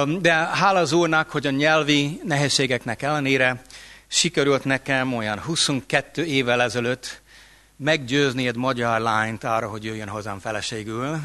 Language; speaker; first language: Hungarian; non-native, fluent; English